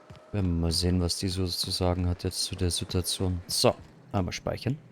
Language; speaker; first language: German; native; German